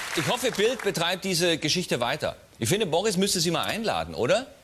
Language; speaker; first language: German; native; German